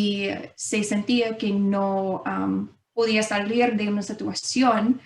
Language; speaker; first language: Spanish; non-native, fluent; English